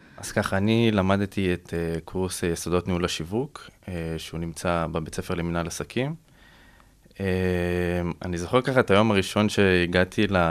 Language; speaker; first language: Hebrew; native; Hebrew